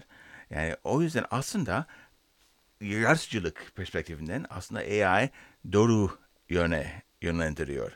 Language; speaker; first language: Turkish; non-native, learner; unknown